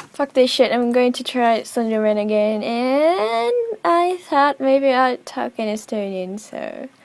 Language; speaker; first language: English; non-native, fluent; Estonian